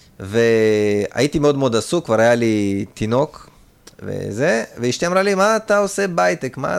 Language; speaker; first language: Hebrew; early bilingual, other home language; Russian